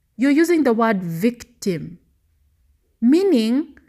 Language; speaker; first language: English; non-native, local second language; Swahili